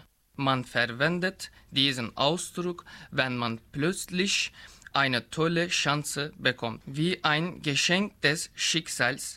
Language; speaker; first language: German; non-native, learner; Turkish